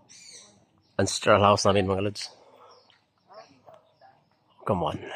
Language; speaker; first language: Filipino; non-native, local second language; Cebuano